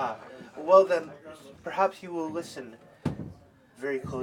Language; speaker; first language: English; native; English